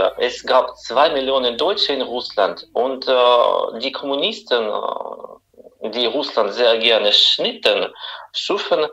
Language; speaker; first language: German; non-native, fluent; Russian